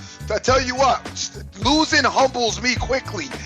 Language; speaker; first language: English; native; English